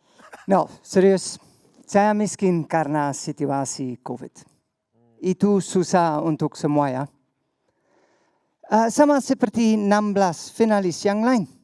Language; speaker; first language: Indonesian; non-native, learner; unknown